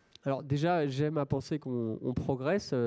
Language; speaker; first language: French; native; French